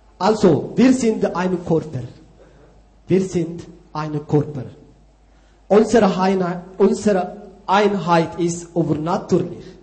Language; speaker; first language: German; non-native, learner; Tigrinya